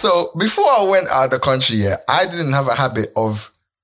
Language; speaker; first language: English; non-native, local second language; Yoruba